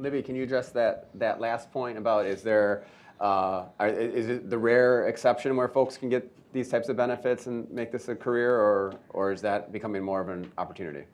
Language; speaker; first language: English; native; English